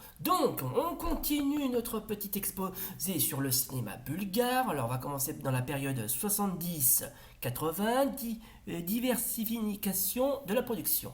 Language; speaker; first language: French; native; French